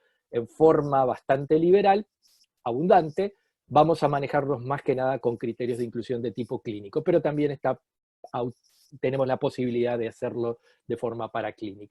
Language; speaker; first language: Spanish; native; Spanish